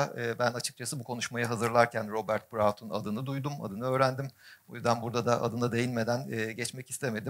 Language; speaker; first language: Turkish; native; Turkish